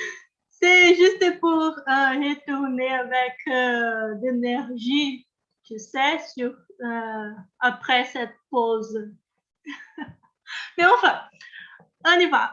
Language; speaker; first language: French; non-native, learner; Portuguese